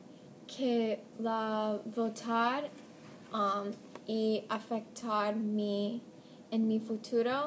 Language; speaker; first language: Spanish; non-native, learner; English